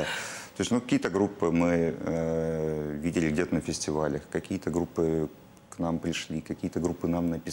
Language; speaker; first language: Russian; native; Russian